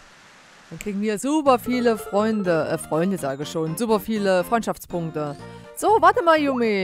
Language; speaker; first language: German; native; German